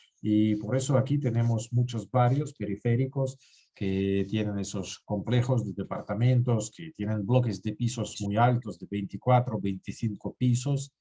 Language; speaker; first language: Spanish; non-native, fluent; Russian